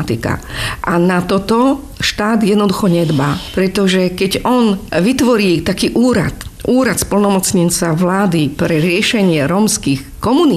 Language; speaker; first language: Slovak; non-native, local second language; Romany